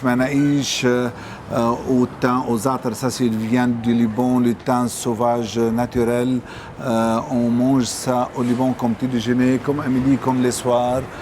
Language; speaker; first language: French; non-native, local second language; Arabic